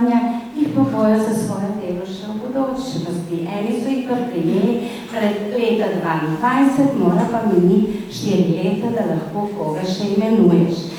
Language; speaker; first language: Slovenian; native; Slovenian